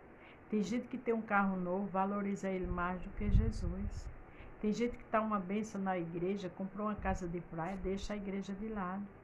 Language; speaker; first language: Portuguese; native; Portuguese